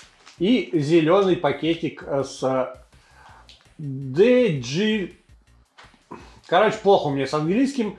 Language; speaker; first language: Russian; native; Russian